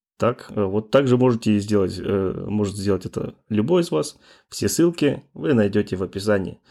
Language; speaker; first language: Russian; native; Russian